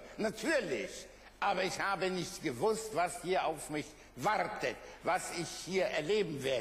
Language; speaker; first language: German; early bilingual, other home language; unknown